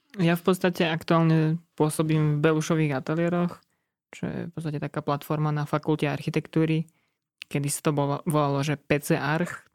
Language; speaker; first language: Slovak; native; Slovak